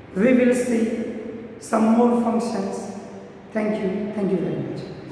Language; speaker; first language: English; non-native, local second language; Gujarati